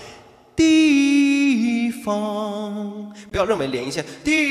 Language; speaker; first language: Chinese; native; Chinese